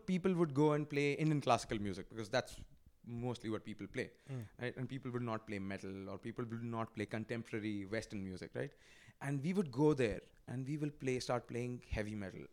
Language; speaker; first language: English; non-native, local second language; Odia